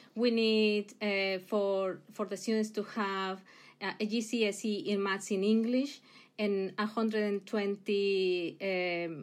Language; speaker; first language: English; non-native, fluent; Spanish